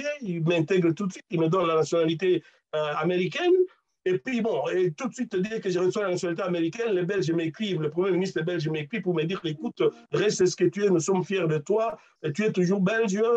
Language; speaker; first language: French; non-native, local second language; Luba-Lulua